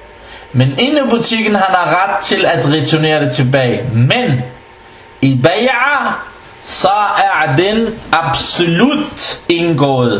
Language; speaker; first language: Danish; non-native, fluent; Arabic